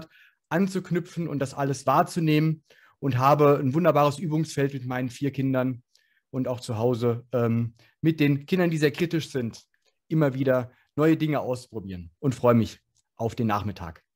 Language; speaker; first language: German; native; German